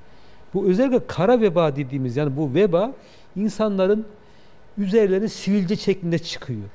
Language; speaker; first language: Turkish; native; Turkish